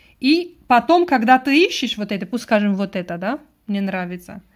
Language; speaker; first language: Russian; non-native, learner; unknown